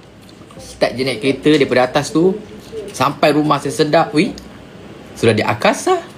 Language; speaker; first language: Malay; native; Malay